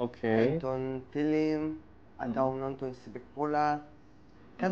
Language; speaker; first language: Indonesian; non-native, fluent; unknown